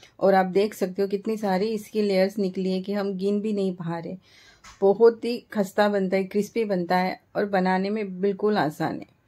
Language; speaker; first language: Hindi; non-native, local second language; Marathi